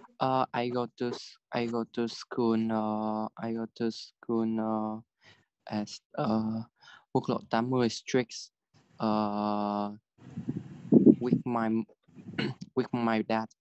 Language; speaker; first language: English; non-native, learner; Vietnamese